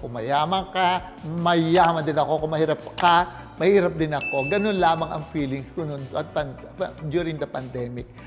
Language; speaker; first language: Filipino; native; Filipino